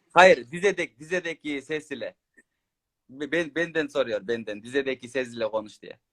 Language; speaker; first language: Turkish; non-native, learner; Kyrgyz